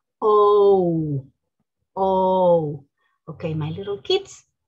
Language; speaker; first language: English; non-native, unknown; Spanish